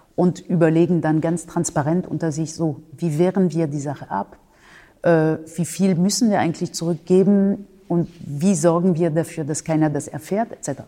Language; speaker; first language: German; non-native, fluent; French